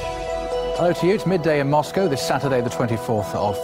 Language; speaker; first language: English; native; English